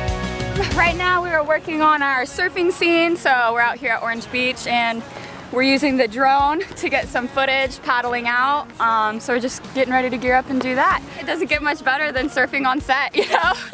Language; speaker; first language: English; native; English